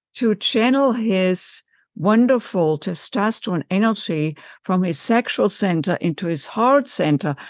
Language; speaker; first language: English; non-native, fluent; German